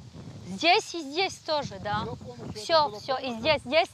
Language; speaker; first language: Russian; non-native, learner; French